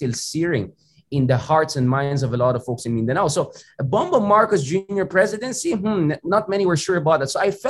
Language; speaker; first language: English; non-native, local second language; Filipino